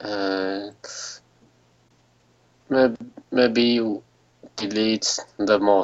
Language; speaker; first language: English; non-native, learner; Chinese